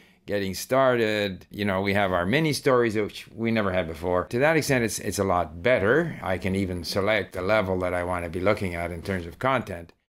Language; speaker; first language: English; native; English